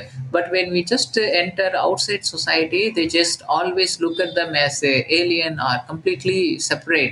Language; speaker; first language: English; non-native, local second language; Tamil